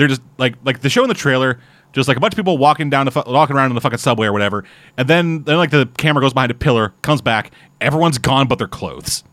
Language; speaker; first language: English; native; English